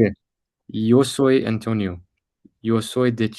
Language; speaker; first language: Spanish; non-native, learner; English